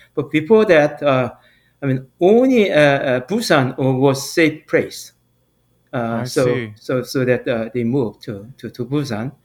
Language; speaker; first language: English; non-native, fluent; Korean